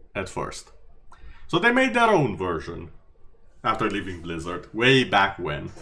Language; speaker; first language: English; non-native, fluent; Romanian